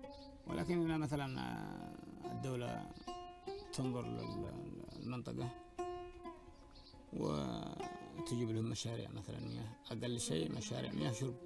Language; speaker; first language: Arabic; native; Arabic